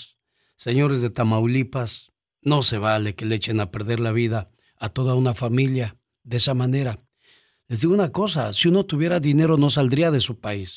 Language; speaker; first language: Spanish; native; Spanish